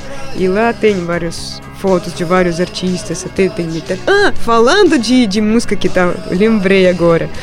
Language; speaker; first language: Portuguese; non-native, fluent; Russian